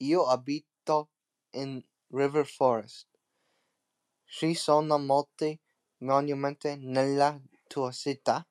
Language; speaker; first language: Italian; non-native, learner; English